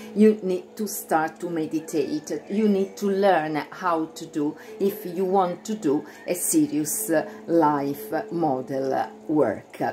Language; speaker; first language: English; non-native, fluent; Italian